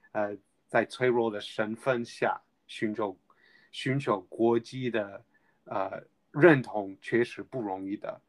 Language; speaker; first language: Chinese; non-native, fluent; English